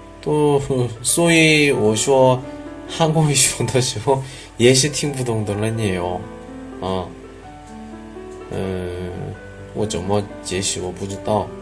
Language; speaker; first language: Chinese; non-native, learner; Korean